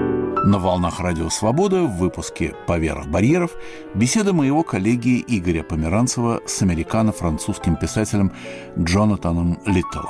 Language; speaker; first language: Russian; native; Russian